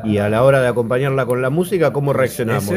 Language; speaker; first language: Spanish; native; Spanish